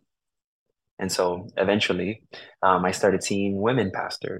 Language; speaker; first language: English; early bilingual, other home language; Spanish